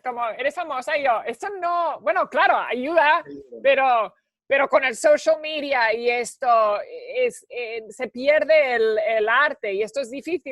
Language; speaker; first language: Spanish; early bilingual, heritage; Spanish